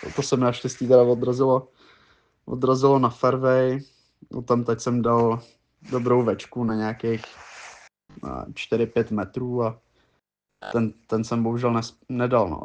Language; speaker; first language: Czech; native; Czech